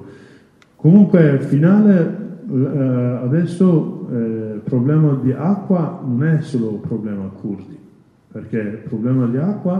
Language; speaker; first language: Italian; non-native, learner; Kurdish